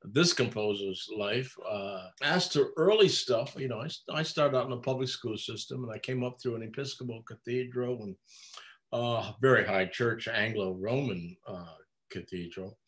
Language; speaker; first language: English; native; English